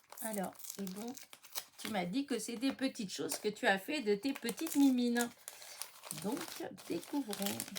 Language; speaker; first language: French; native; French